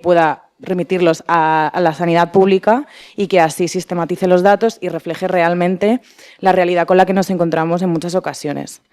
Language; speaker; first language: Spanish; native; Spanish